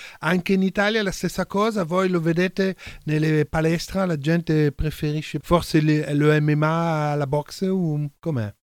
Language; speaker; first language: Italian; early bilingual, heritage; Italian